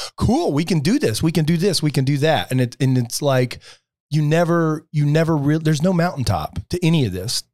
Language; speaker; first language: English; native; English